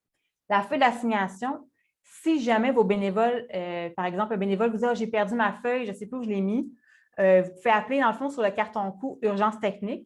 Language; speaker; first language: French; native; French